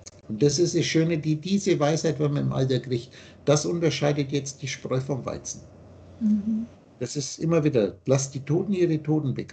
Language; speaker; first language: German; native; German